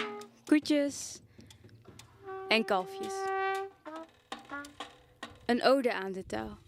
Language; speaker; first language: Dutch; early bilingual, other home language; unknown